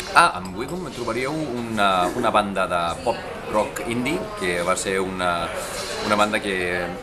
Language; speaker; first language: Catalan; non-native, fluent; Icelandic